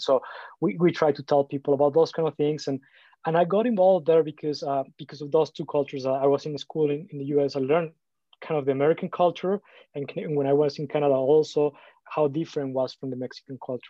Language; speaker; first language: English; non-native, fluent; Spanish